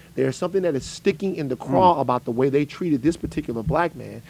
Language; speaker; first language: English; native; English